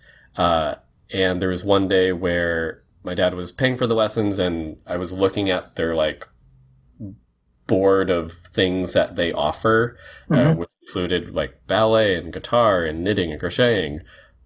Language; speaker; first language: English; native; English